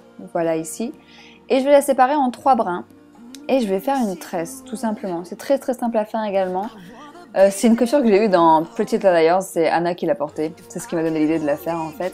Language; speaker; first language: French; native; French